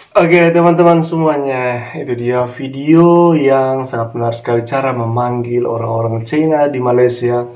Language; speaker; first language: Indonesian; native; Indonesian